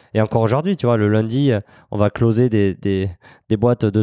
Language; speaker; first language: French; native; French